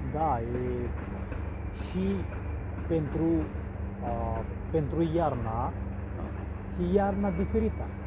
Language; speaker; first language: Romanian; non-native, learner; Bangla